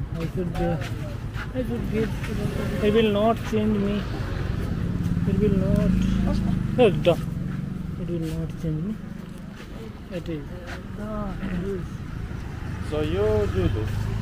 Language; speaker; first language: English; non-native, learner; Hindi